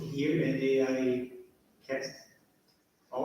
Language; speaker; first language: English; non-native, learner; Portuguese